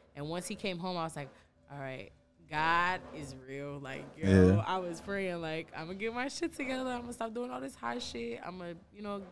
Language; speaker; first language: English; native; English